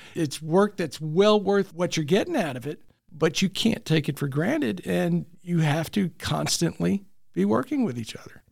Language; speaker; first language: English; early bilingual, other home language; Italian